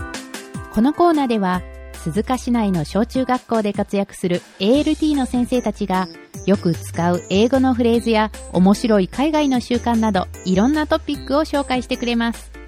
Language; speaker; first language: Japanese; native; Japanese